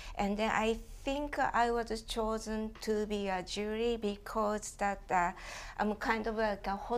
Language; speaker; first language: English; non-native, fluent; Japanese